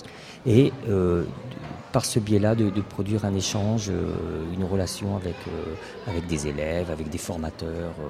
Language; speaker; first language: French; native; French